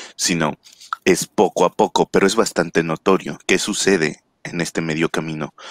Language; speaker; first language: Spanish; native; Spanish